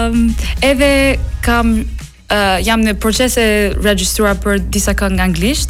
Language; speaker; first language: Albanian; non-native, learner; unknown